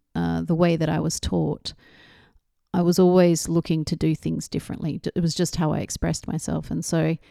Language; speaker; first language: English; native; English